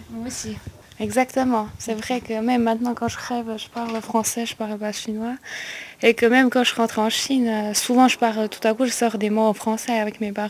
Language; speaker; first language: French; non-native, fluent; Chinese